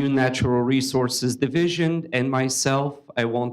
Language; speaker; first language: English; native; English